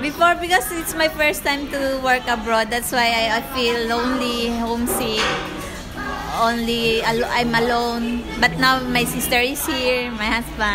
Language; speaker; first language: English; non-native, local second language; Filipino